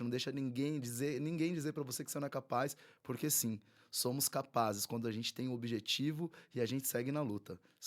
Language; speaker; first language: Portuguese; native; Portuguese